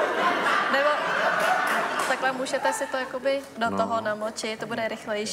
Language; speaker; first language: Czech; early bilingual, other home language; Vietnamese